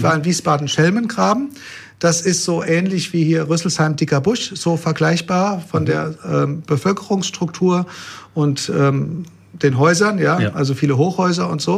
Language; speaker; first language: German; native; German